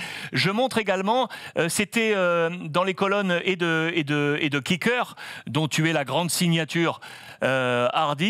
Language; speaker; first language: French; native; French